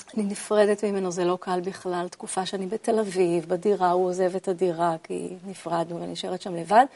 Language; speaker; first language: Hebrew; native; Hebrew